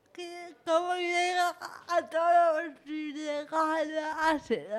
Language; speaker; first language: Spanish; non-native, learner; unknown